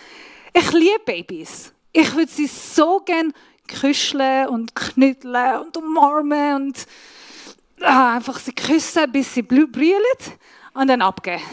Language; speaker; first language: German; non-native, fluent; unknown